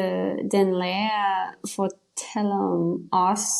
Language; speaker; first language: Danish; non-native, learner; English